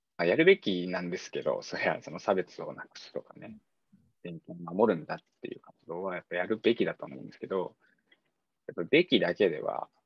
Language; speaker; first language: Japanese; native; Japanese